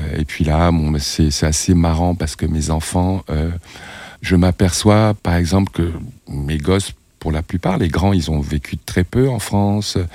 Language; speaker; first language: French; native; French